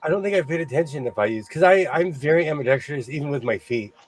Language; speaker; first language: English; native; English